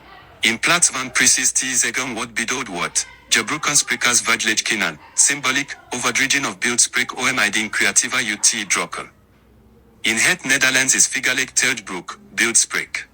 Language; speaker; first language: Dutch; non-native, learner; English